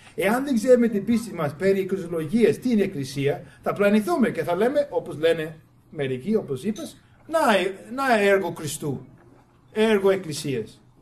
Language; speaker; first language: Greek; non-native, fluent; English